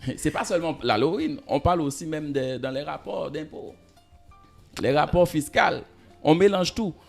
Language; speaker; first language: French; non-native, local second language; Haitian Creole